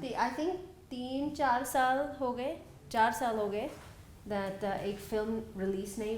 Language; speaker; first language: Hindi; non-native, learner; English